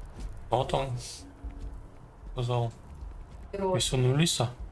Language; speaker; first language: Russian; native; Russian